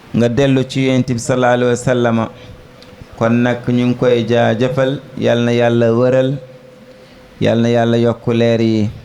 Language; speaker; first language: Wolof; non-native, local second language; Fula